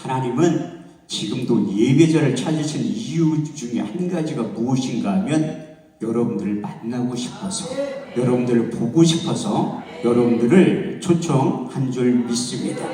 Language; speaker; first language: Korean; native; Korean